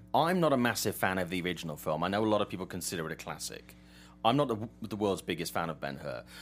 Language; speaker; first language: English; native; English